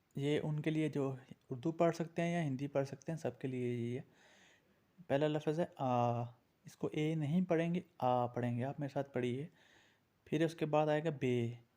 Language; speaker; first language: Urdu; native; Urdu